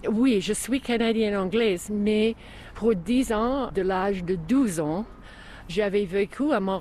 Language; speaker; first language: French; non-native, fluent; English